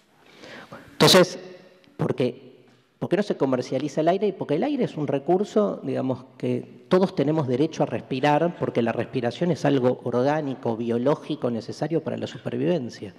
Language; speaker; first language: Spanish; native; Spanish